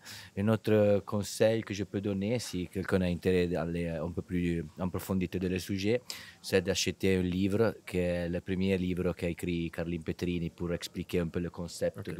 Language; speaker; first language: French; non-native, fluent; Italian